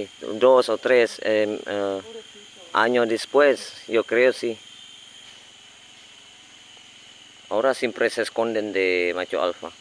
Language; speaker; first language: Spanish; non-native, learner; Indonesian